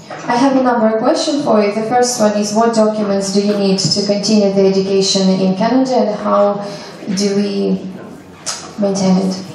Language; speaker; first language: English; non-native, fluent; Ukrainian